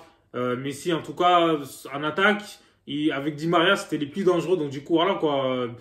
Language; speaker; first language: French; native; French